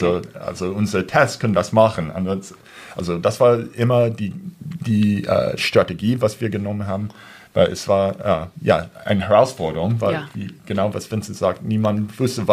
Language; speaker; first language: German; non-native, fluent; English